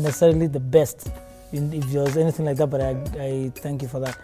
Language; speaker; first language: English; non-native, local second language; Kikuyu